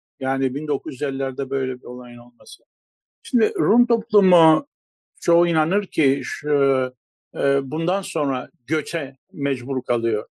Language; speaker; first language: Turkish; non-native, local second language; Greek